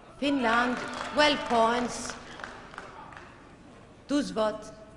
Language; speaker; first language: English; non-native, fluent; Swedish